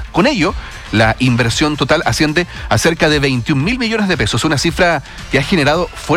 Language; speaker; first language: Spanish; native; Spanish